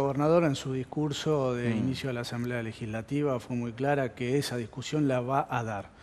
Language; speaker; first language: Spanish; native; Spanish